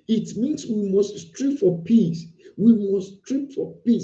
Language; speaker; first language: English; non-native, local second language; Yoruba